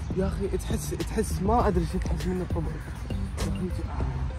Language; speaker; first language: Arabic; native; Arabic